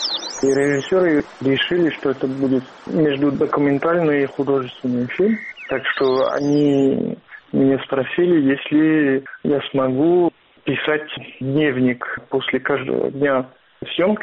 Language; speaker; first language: Russian; non-native, fluent; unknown